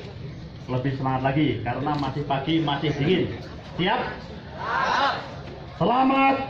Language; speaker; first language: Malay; non-native, local second language; Javanese